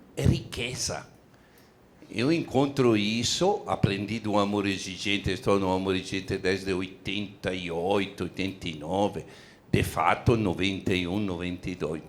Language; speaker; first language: Portuguese; non-native, fluent; Italian